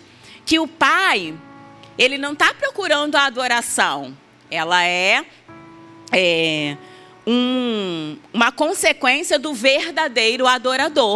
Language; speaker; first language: Portuguese; native; Portuguese